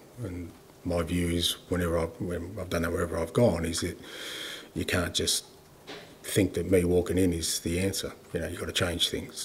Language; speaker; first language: English; native; English